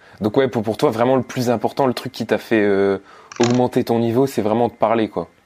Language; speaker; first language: French; native; French